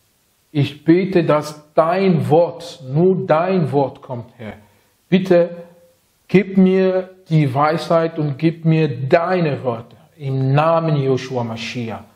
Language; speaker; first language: German; non-native, fluent; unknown